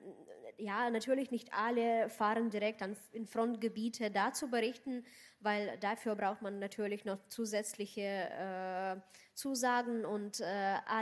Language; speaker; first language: German; non-native, fluent; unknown